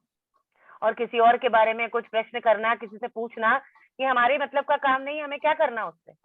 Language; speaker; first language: Hindi; native; Hindi